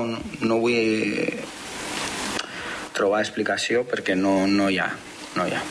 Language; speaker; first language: Catalan; non-native, fluent; Spanish